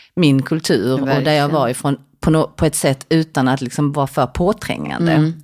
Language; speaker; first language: Swedish; early bilingual, other home language; Korean